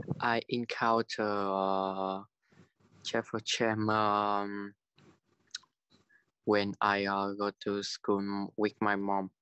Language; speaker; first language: English; non-native, learner; Vietnamese